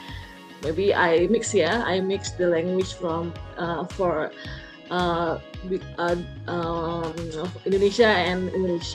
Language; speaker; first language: English; non-native, fluent; Indonesian